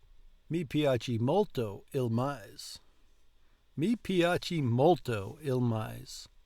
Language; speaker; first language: Italian; non-native, learner; English